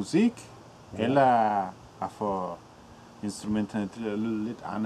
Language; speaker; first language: Danish; non-native, fluent; Spanish